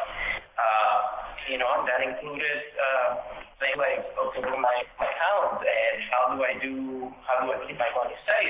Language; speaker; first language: English; non-native, fluent; Spanish